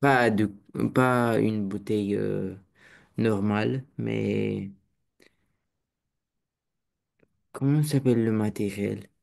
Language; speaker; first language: French; non-native, learner; Romanian